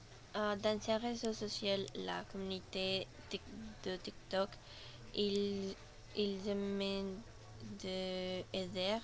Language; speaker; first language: French; non-native, learner; Spanish